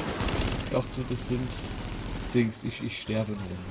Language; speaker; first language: German; native; German